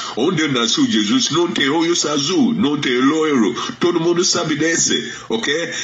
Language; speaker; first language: Portuguese; non-native, fluent; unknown